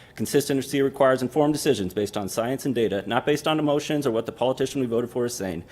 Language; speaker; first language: English; native; English